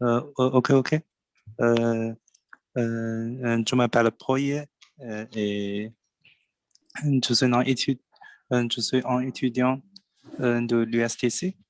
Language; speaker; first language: French; non-native, learner; Chinese